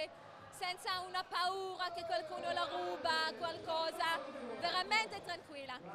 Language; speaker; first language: Italian; non-native, fluent; Hebrew